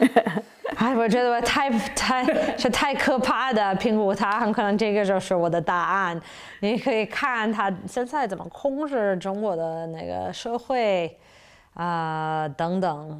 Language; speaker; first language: Chinese; non-native, fluent; English